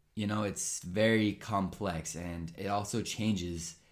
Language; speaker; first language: English; native; English